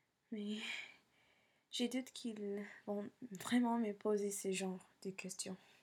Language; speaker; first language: French; non-native, learner; English